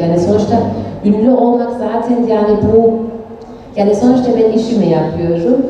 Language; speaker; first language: Turkish; early bilingual, heritage; Turkish